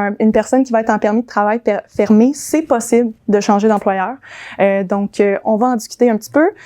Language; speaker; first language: French; early bilingual, other home language; English